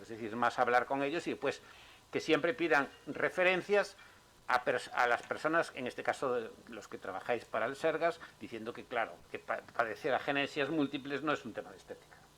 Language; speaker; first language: Spanish; native; Spanish